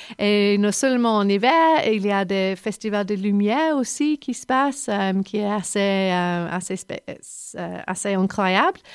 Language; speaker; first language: French; non-native, fluent; English